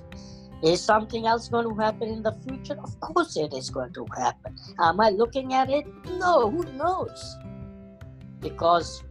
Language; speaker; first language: English; non-native, local second language; Punjabi